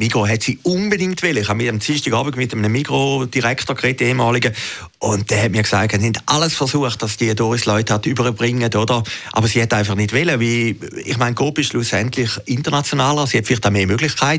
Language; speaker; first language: German; native; German